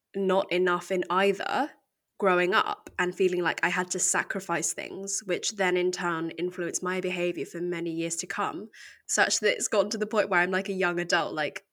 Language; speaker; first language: English; native; English